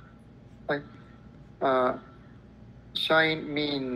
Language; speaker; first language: Japanese; non-native, learner; Spanish